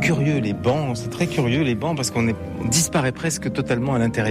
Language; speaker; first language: French; native; French